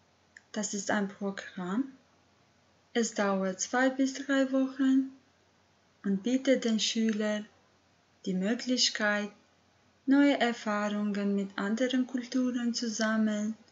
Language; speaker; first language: German; non-native, learner; Albanian